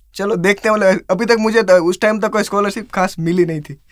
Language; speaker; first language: Hindi; non-native, local second language; Gujarati